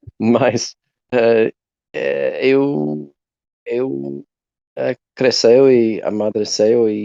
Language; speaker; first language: Portuguese; non-native, learner; English